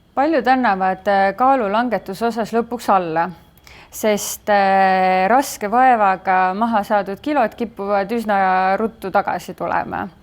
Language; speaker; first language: Estonian; native; Estonian